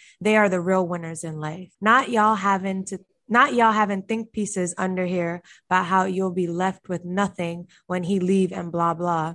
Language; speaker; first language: English; native; English